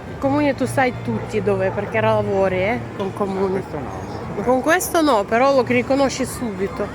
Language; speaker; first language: Italian; non-native, learner; Ukrainian